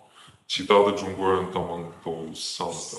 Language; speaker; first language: Chinese; non-native, fluent; Ukrainian